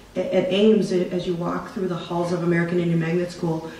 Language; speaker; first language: English; native; English